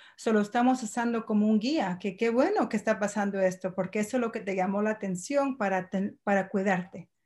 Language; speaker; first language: Spanish; early bilingual, heritage; Spanish